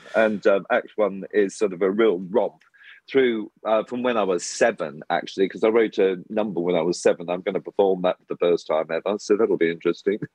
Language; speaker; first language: English; native; English